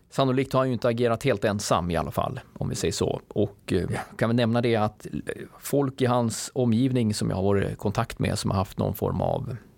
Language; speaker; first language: Swedish; native; Swedish